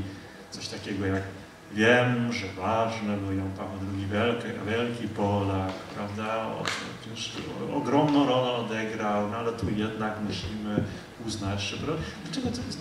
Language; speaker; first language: Polish; non-native, fluent; Dutch